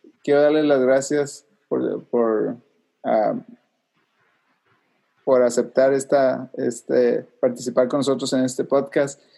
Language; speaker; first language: Spanish; native; Spanish